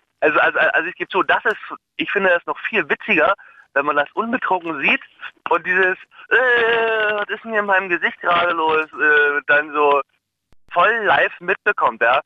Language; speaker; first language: German; native; German